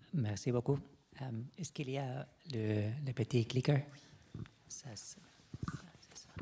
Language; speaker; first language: French; non-native, fluent; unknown